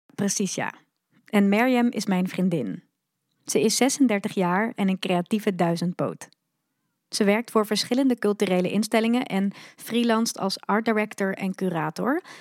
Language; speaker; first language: Dutch; early bilingual, other home language; Arabic